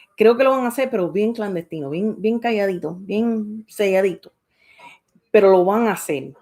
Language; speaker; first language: Spanish; early bilingual, heritage; Spanish